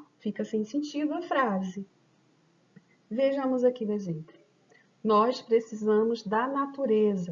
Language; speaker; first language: Portuguese; native; Portuguese